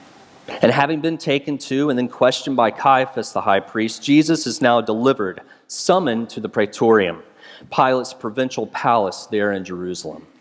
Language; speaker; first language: English; native; English